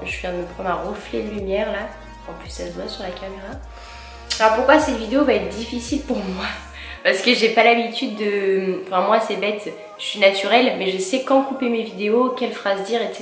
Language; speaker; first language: French; native; French